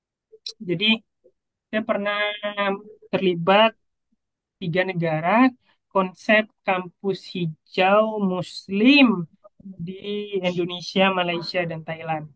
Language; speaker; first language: Indonesian; native; Indonesian